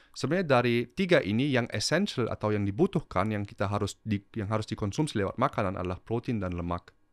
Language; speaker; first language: Indonesian; early bilingual, heritage; German